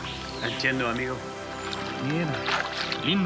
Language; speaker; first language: Spanish; non-native, learner; French